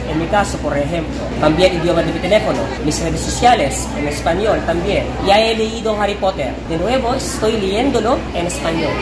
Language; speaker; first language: Spanish; non-native, fluent; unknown